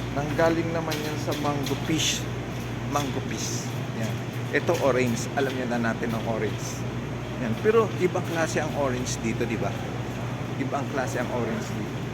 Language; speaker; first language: Filipino; non-native, local second language; Cebuano